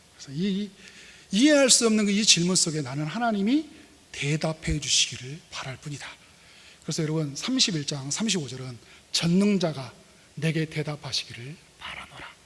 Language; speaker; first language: Korean; native; Korean